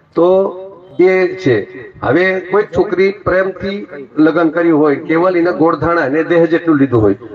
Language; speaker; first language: Gujarati; non-native, local second language; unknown